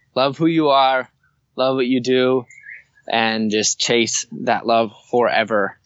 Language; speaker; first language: English; native; English